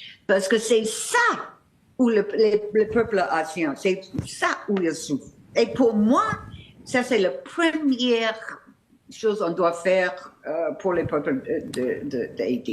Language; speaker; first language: French; non-native, fluent; English